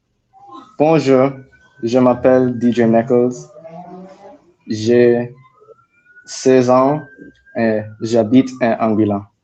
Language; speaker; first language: French; non-native, learner; English